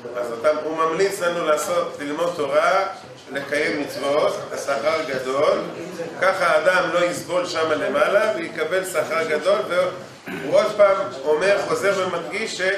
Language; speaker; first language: Hebrew; native; Hebrew